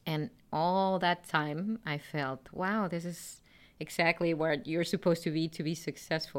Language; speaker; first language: English; non-native, fluent; Spanish